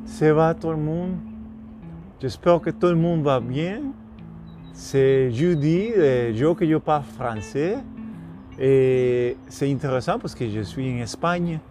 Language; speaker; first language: French; non-native, learner; Spanish